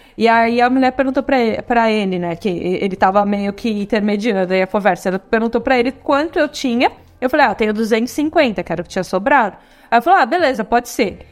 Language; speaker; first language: Portuguese; native; Portuguese